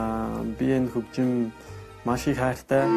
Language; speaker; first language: Mongolian; non-native, learner; French